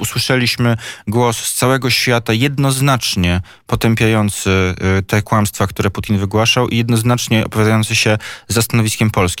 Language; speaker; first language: Polish; native; Polish